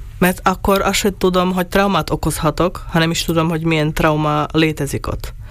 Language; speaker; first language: Hungarian; non-native, local second language; Slovak